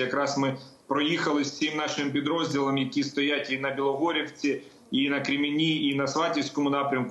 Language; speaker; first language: Ukrainian; native; Ukrainian